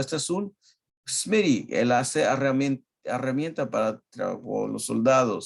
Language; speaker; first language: Spanish; early bilingual, heritage; Spanish